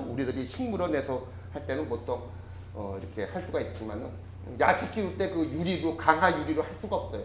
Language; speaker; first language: Korean; native; Korean